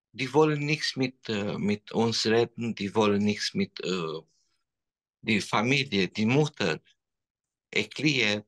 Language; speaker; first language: German; non-native, learner; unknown